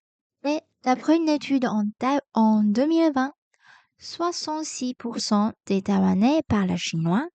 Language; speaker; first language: French; non-native, fluent; Chinese